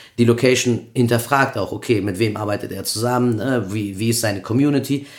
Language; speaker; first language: German; early bilingual, other home language; Spanish